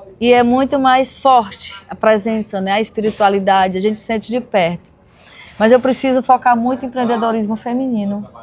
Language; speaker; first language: Portuguese; native; Portuguese